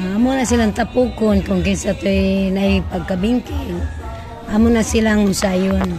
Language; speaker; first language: Cebuano; non-native, local second language; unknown